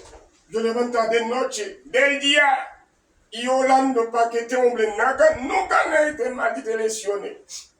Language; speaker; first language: Spanish; non-native, learner; Haitian Creole